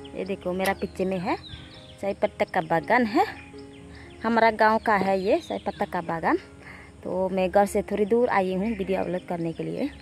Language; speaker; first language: Hindi; non-native, local second language; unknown